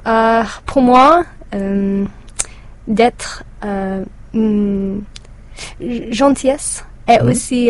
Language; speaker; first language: French; non-native, learner; English